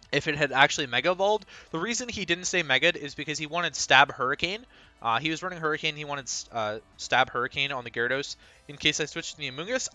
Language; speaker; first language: English; native; English